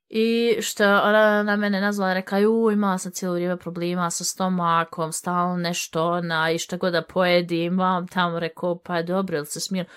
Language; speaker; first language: Bosnian; early bilingual, heritage; Bosnian